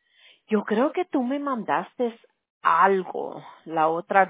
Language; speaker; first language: Spanish; early bilingual, heritage; English